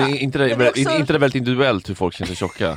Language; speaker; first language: Swedish; native; Swedish